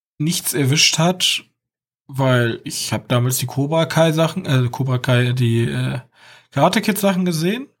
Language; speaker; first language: German; native; German